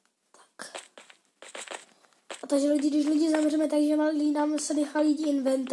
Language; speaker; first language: Czech; non-native, learner; Slovak